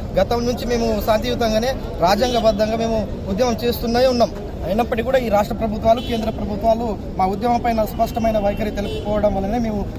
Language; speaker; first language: Telugu; non-native, local second language; Gondi